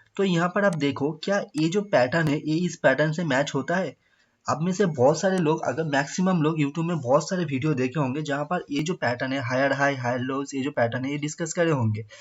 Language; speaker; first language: Hindi; non-native, local second language; Bangla